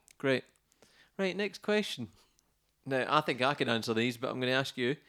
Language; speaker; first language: English; native; English